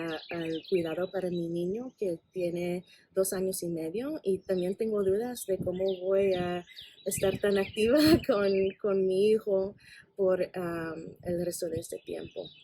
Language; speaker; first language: Spanish; non-native, fluent; English